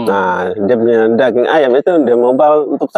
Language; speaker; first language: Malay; non-native, local second language; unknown